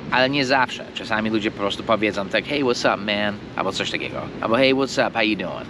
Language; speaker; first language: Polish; non-native, fluent; English